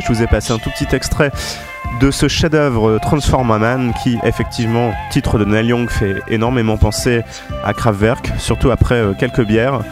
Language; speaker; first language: French; native; French